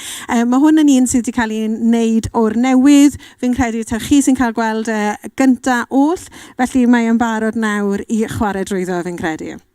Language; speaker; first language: Welsh; native; Welsh